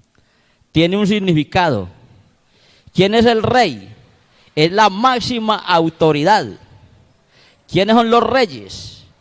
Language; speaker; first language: Spanish; native; Spanish